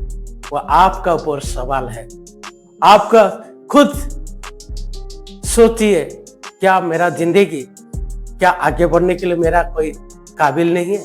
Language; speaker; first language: Hindi; non-native, local second language; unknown